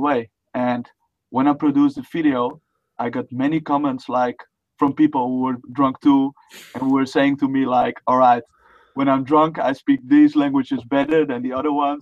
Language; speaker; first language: English; non-native, fluent; Dutch